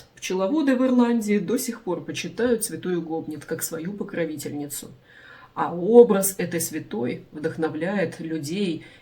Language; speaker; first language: Russian; native; Russian